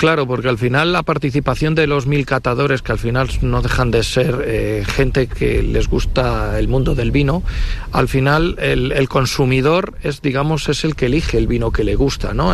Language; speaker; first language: Spanish; native; Spanish